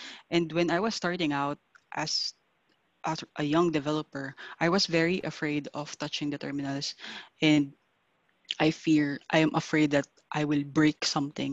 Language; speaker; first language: English; non-native, local second language; Filipino